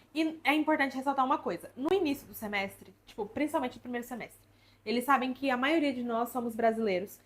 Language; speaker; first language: Portuguese; native; Portuguese